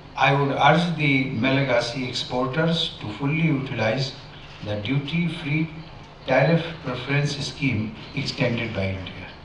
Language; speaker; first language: English; non-native, local second language; Hindi